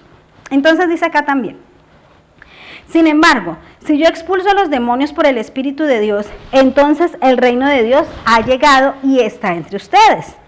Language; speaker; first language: Spanish; native; Spanish